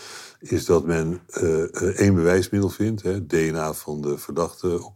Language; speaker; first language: Dutch; native; Dutch